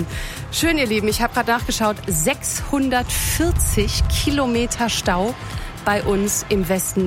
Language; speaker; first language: German; native; German